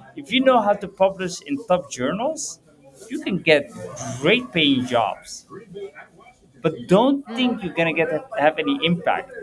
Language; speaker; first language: English; early bilingual, heritage; Dutch